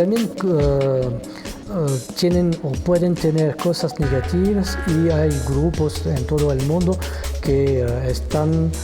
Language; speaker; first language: Spanish; non-native, fluent; French